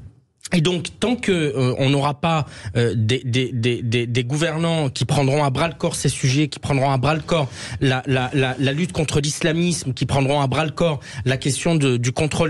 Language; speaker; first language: French; native; French